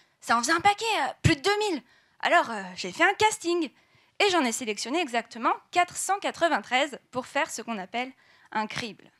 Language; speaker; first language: French; native; French